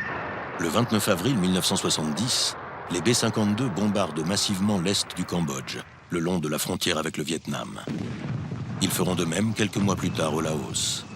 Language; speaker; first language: French; native; French